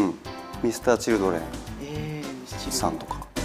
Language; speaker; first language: Japanese; native; Japanese